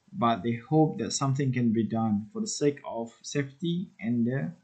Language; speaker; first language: English; non-native, fluent; Indonesian